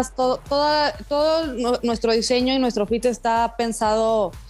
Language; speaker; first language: Spanish; native; Spanish